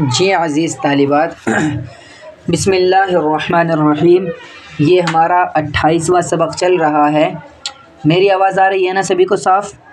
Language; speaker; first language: Urdu; native; Urdu